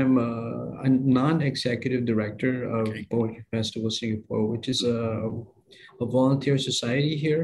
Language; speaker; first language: English; non-native, local second language; Filipino